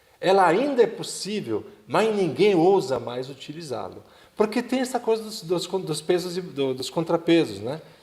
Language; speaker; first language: Portuguese; non-native, fluent; Italian